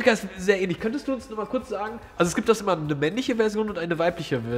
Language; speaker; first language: German; early bilingual, other home language; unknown